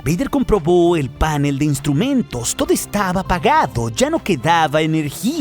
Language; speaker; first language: Spanish; native; Spanish